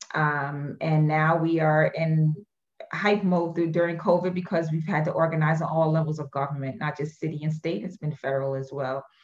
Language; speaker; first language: English; native; English